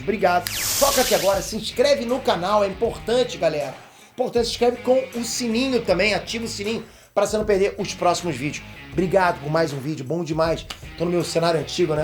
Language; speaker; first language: Portuguese; native; Portuguese